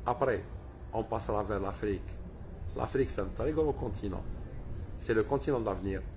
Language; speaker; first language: French; non-native, local second language; Arabic